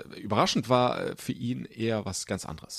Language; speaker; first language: German; native; German